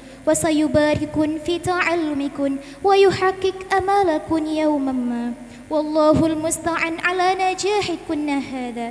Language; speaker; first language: Arabic; non-native, learner; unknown